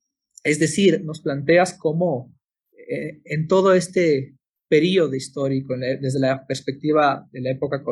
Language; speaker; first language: Spanish; native; Spanish